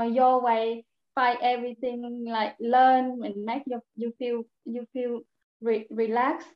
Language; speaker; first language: English; non-native, learner; Vietnamese